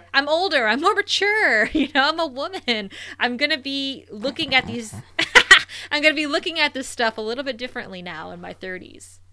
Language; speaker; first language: English; native; English